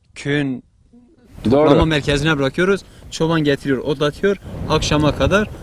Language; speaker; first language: Turkish; native; Turkish